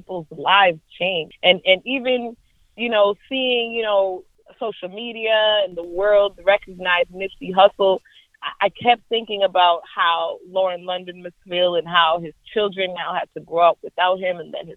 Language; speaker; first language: English; native; English